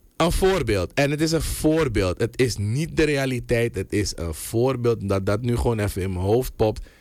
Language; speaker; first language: Dutch; native; Dutch